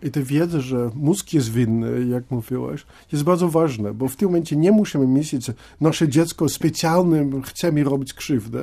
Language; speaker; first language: Polish; non-native, fluent; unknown